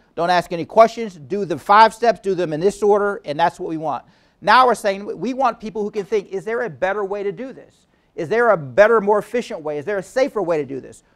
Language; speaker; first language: English; native; English